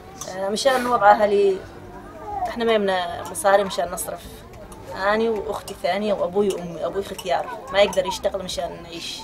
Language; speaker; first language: Arabic; native; Arabic